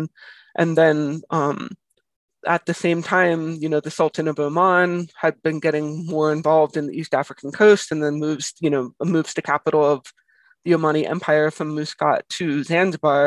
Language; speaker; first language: English; native; English